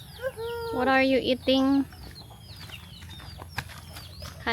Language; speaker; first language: English; non-native, local second language; Filipino